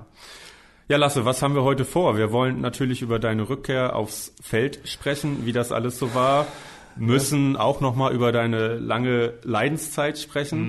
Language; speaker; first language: German; native; German